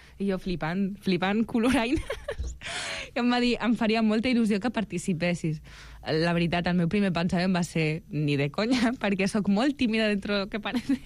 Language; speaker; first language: Catalan; early bilingual, other home language; Arabic